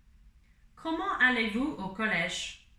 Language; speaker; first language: French; non-native, fluent; English